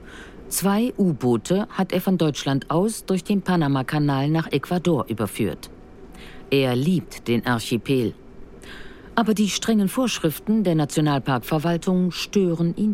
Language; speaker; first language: German; native; German